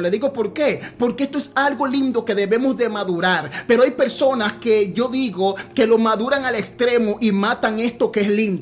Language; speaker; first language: Spanish; native; Spanish